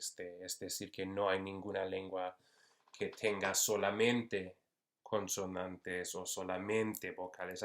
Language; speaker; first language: Spanish; non-native, fluent; English